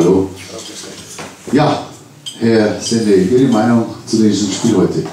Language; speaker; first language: German; native; German